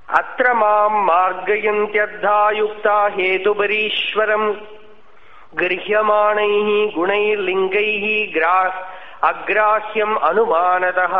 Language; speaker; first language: Malayalam; native; Malayalam